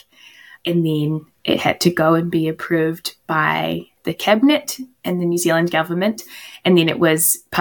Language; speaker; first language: English; native; English